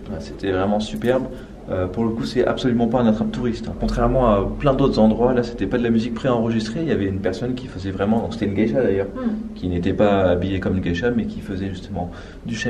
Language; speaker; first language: French; native; French